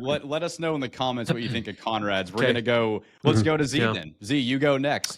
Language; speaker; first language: English; native; English